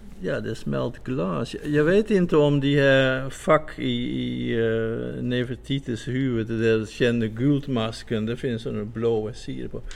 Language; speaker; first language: Swedish; non-native, fluent; Dutch